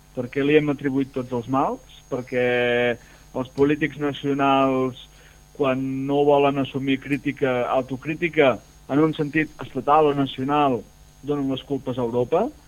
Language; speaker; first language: Catalan; native; Catalan